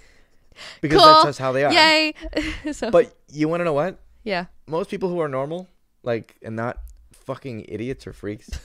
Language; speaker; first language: English; native; English